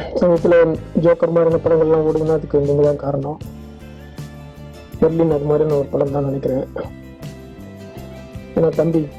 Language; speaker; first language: Tamil; native; Tamil